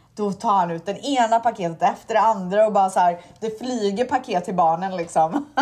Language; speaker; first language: Swedish; native; Swedish